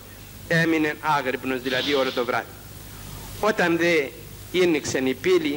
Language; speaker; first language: Greek; native; Greek